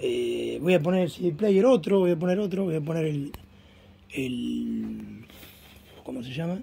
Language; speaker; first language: Spanish; native; Spanish